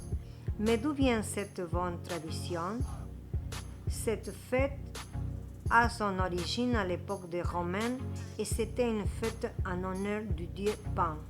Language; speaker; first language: French; non-native, fluent; Spanish